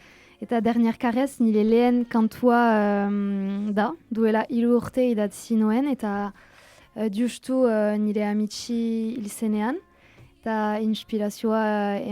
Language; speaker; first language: Basque; non-native, local second language; French